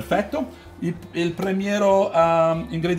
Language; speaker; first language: Spanish; non-native, learner; Italian